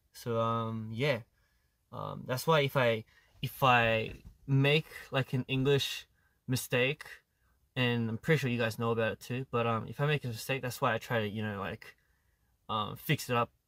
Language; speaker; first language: English; early bilingual, other home language; Korean